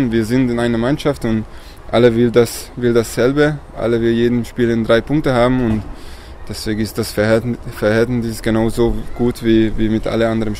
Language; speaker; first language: German; non-native, learner; Hungarian